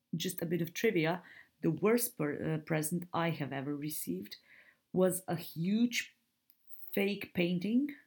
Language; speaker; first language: English; non-native, fluent; Slovenian